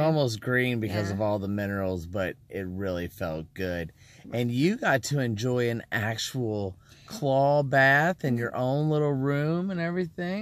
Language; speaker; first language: English; native; English